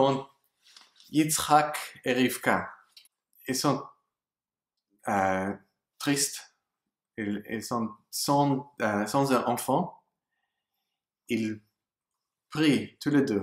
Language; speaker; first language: French; non-native, learner; English